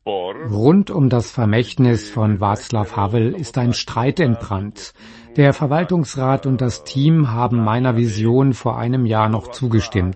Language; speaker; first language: German; native; German